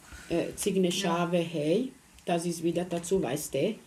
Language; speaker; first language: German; non-native, local second language; Romany